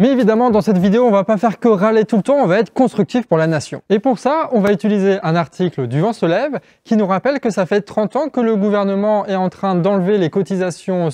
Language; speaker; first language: French; native; French